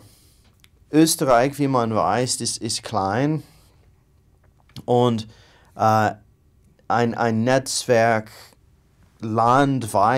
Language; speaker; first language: German; non-native, fluent; English